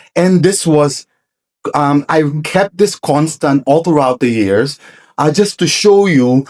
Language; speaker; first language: English; non-native, local second language; Filipino